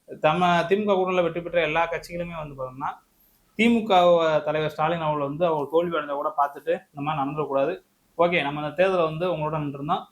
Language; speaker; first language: Tamil; native; Tamil